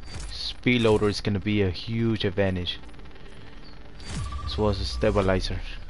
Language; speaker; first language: English; non-native, fluent; Spanish